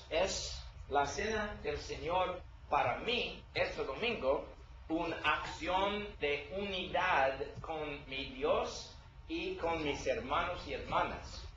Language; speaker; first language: Spanish; non-native, learner; English